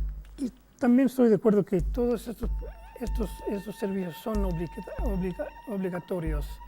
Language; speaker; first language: Spanish; non-native, fluent; English